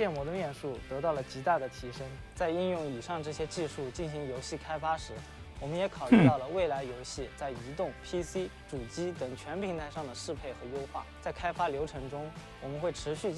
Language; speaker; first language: Chinese; native; Chinese